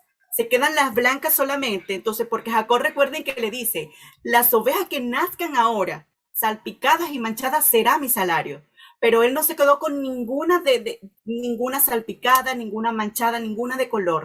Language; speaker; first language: Spanish; native; Spanish